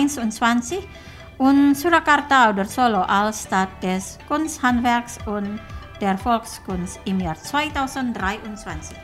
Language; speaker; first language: German; non-native, fluent; Indonesian